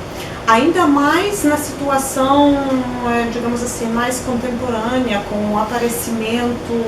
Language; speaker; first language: Portuguese; non-native, fluent; Polish